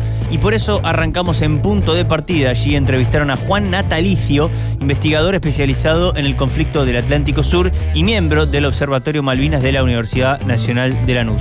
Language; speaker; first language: Spanish; native; Spanish